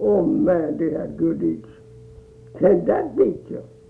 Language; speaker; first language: English; early bilingual, other home language; Swedish